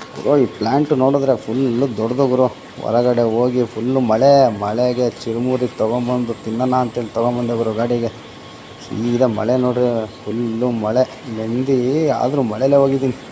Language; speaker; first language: Kannada; non-native, local second language; Lambadi